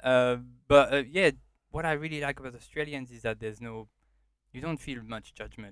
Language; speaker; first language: English; non-native, fluent; French